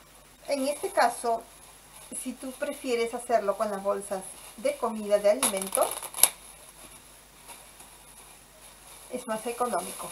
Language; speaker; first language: Spanish; native; Spanish